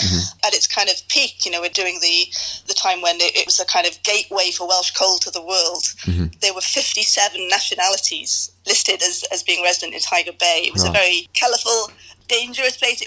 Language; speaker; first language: English; native; English